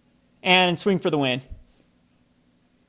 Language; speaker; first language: English; native; English